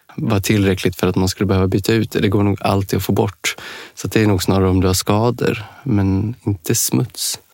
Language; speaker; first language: Swedish; native; Swedish